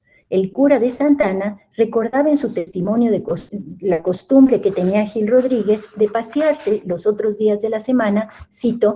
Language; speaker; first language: Spanish; native; Spanish